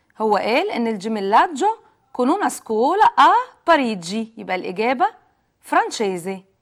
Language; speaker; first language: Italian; non-native, fluent; Arabic